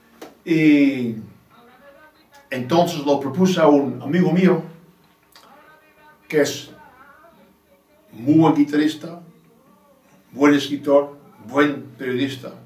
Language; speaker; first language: Spanish; non-native, fluent; English